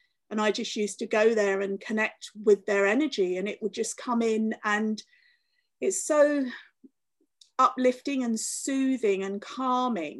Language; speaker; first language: English; native; English